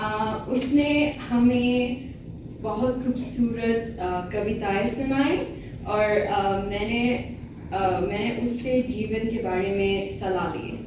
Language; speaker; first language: Hindi; non-native, learner; Bangla